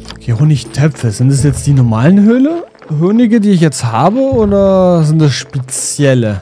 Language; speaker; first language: German; native; German